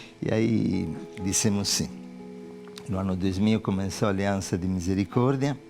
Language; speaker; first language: Portuguese; non-native, fluent; Italian